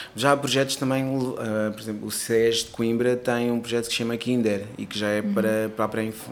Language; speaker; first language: Portuguese; non-native, local second language; Kabuverdianu